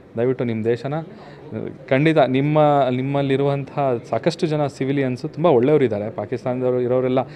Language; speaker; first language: Kannada; native; Kannada